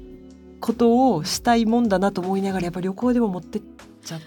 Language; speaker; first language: Japanese; native; Japanese